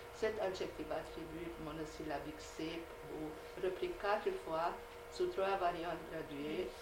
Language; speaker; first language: French; non-native, fluent; Hungarian